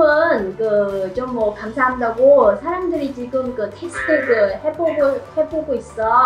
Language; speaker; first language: Korean; non-native, learner; Vietnamese